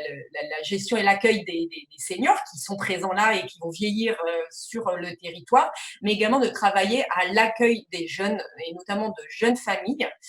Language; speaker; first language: French; native; French